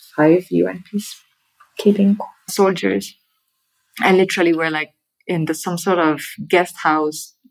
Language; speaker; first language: English; non-native, fluent; French